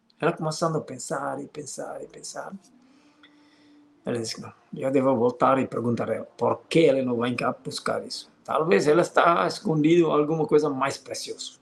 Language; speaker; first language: Portuguese; non-native, fluent; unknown